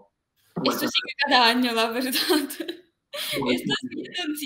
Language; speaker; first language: Spanish; non-native, fluent; Russian